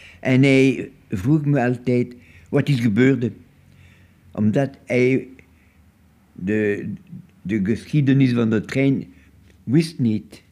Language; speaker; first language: Dutch; non-native, local second language; French